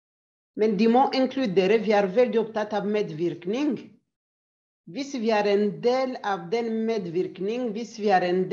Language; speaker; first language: Norwegian; non-native, fluent; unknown